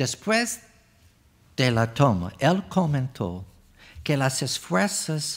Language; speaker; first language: Spanish; non-native, fluent; English